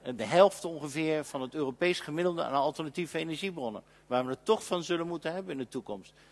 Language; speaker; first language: Dutch; native; Dutch